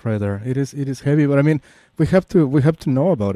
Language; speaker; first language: English; non-native, fluent; Spanish